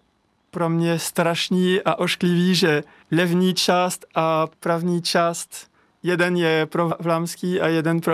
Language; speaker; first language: Czech; non-native, fluent; French